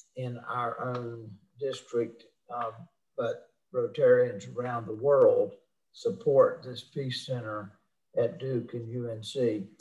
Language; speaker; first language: English; native; English